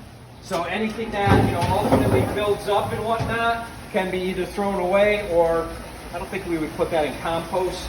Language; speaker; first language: English; native; English